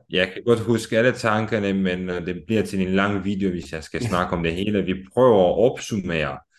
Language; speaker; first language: Danish; non-native, fluent; Romanian